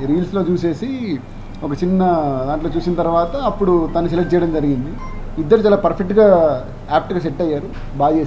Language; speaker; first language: Telugu; native; Telugu